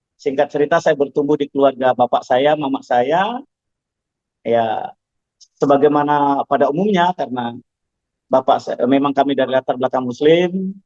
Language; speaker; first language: Indonesian; non-native, local second language; Javanese